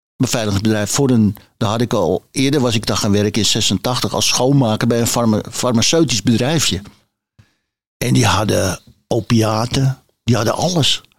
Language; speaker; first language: Dutch; native; Dutch